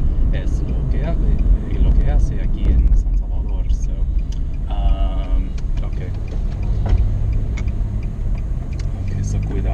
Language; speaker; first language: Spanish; non-native, learner; English